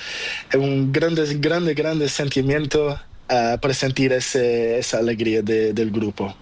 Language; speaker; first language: Spanish; non-native, learner; Portuguese